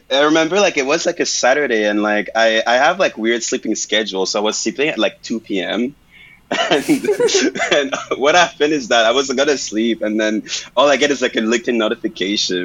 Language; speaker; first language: English; non-native, fluent; French